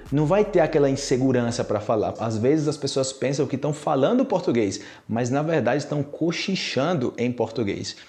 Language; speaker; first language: Portuguese; native; Portuguese